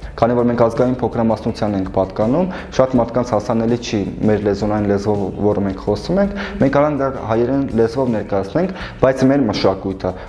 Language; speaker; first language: Armenian; non-native, local second language; Kurdish